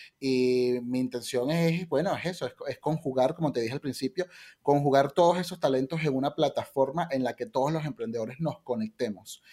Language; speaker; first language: Spanish; native; Spanish